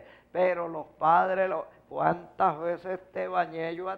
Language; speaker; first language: Spanish; native; Spanish